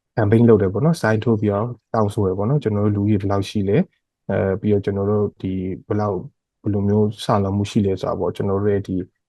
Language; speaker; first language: Burmese; non-native, local second language; Karen languages